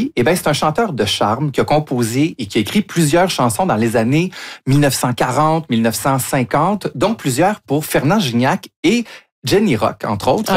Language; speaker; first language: French; native; French